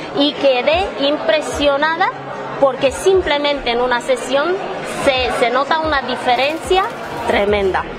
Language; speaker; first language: Spanish; non-native, fluent; Romanian